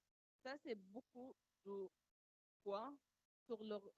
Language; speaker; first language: French; non-native, learner; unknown